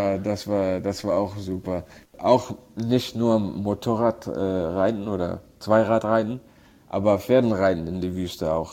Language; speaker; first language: German; non-native, learner; Arabic